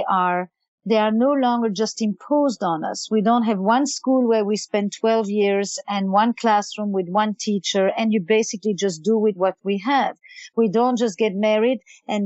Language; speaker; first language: English; non-native, fluent; Yiddish